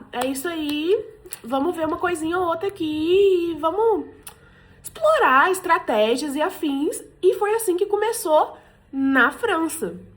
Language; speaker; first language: Portuguese; native; Portuguese